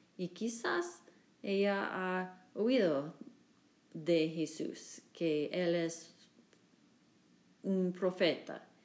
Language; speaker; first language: Spanish; non-native, learner; English